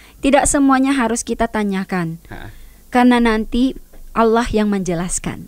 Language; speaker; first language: Indonesian; non-native, learner; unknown